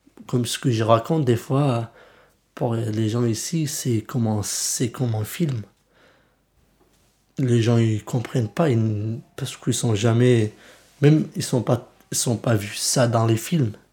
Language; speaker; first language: French; early bilingual, other home language; Kurdish